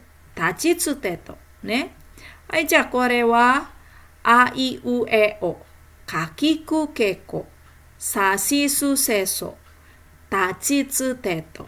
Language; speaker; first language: Japanese; non-native, fluent; Indonesian